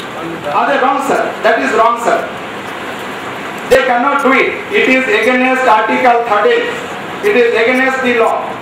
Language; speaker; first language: Telugu; non-native, local second language; Hindi